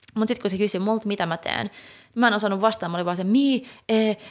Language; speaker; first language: Finnish; non-native, local second language; Swedish